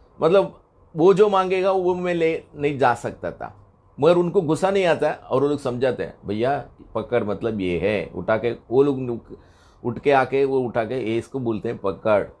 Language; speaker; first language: Hindi; non-native, local second language; Tamil